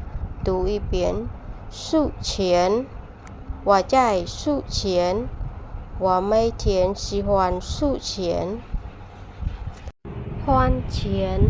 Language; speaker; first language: Chinese; non-native, fluent; Khmer